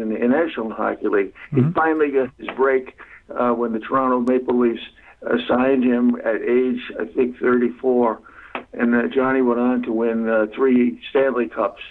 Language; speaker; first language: English; native; English